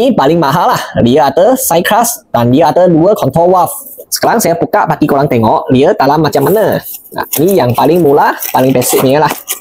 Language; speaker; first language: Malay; non-native, local second language; Chinese